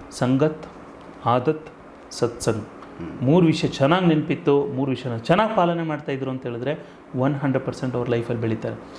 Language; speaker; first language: Kannada; native; Kannada